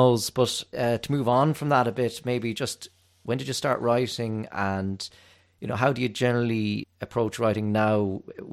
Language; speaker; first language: English; native; English